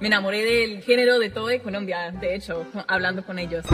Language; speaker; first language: Spanish; non-native, fluent; English